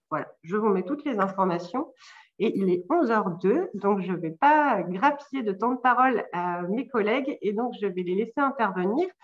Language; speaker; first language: French; native; French